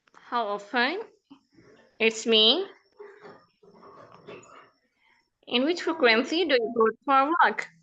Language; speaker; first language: English; non-native, fluent; Urdu